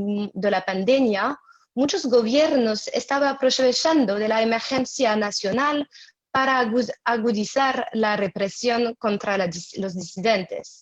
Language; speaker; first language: Spanish; non-native, fluent; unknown